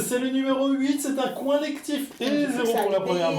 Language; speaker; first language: French; native; French